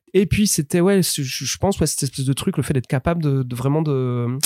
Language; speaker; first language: French; native; French